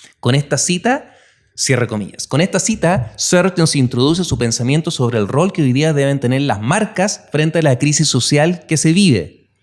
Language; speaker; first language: Spanish; native; Spanish